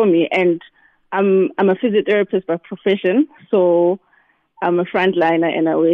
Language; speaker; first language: English; non-native, local second language; Southern Sotho